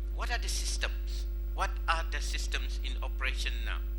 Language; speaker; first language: English; non-native, local second language; Malay